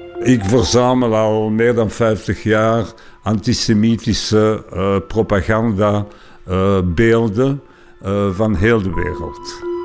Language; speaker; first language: Dutch; non-native, local second language; French